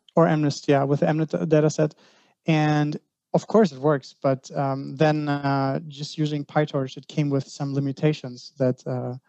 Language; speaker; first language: English; non-native, fluent; Greek